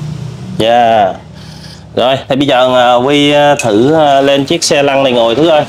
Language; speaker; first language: Vietnamese; native; Vietnamese